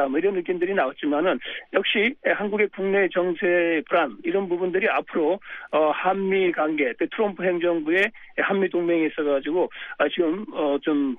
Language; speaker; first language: Korean; native; Korean